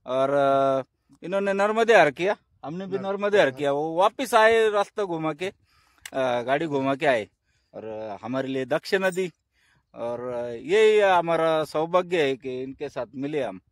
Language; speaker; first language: Hindi; non-native, local second language; Marathi